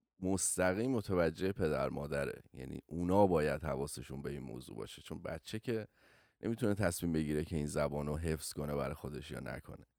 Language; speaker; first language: Persian; native; Persian